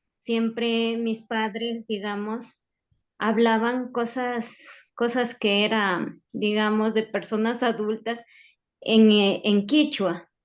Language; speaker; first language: Spanish; native; Spanish